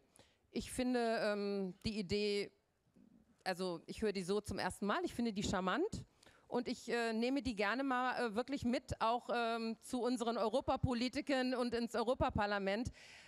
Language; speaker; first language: German; native; German